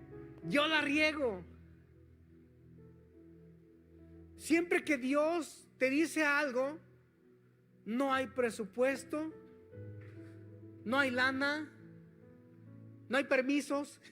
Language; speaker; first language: Spanish; native; Spanish